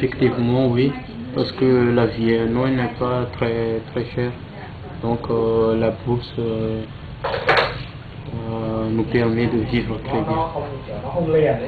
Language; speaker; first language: French; non-native, local second language; Malagasy